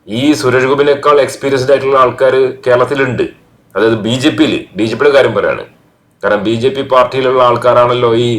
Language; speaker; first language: Malayalam; native; Malayalam